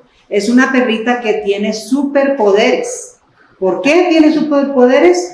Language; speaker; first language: Spanish; early bilingual, other home language; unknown